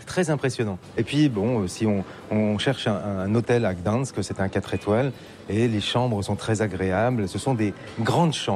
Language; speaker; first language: French; native; French